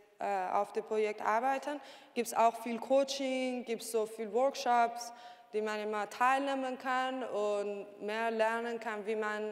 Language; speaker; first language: German; non-native, learner; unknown